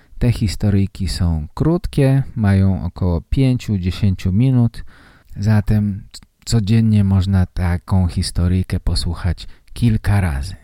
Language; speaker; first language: Polish; native; Polish